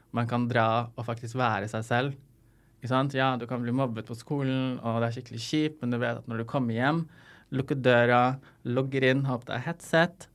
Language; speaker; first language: Norwegian; non-native, fluent; Arabic